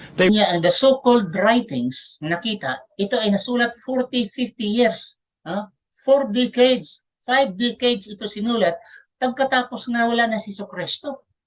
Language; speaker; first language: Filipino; non-native, local second language; Cebuano